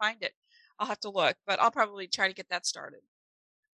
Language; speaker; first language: English; non-native, fluent; German